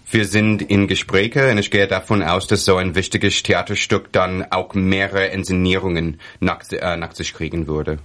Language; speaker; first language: German; non-native, fluent; English